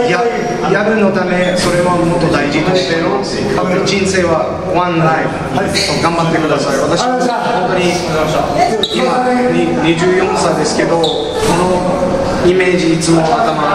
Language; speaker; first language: Japanese; non-native, learner; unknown